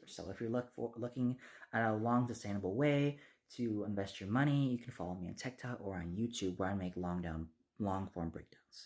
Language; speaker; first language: English; native; English